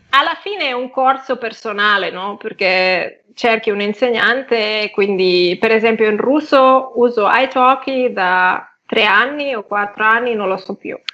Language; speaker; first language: Italian; non-native, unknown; Catalan